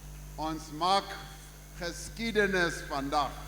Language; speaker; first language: Afrikaans; non-native, local second language; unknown